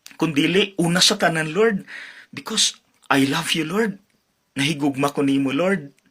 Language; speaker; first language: Cebuano; native; Cebuano